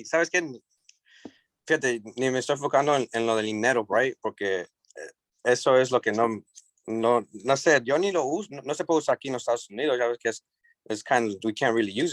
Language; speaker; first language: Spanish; early bilingual, heritage; English